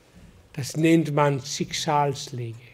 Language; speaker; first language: German; non-native, learner; Hindi